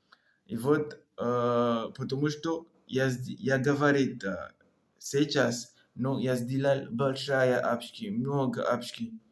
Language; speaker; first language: Russian; non-native, learner; French